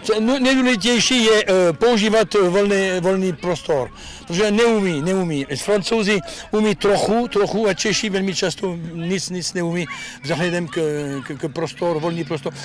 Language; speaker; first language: Czech; non-native, fluent; French